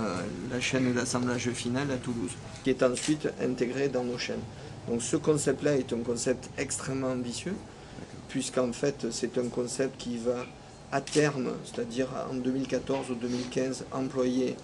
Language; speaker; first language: French; native; French